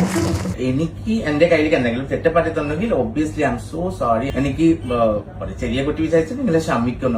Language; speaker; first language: Malayalam; non-native, local second language; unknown